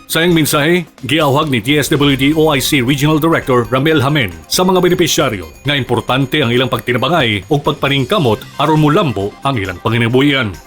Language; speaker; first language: Cebuano; native; Cebuano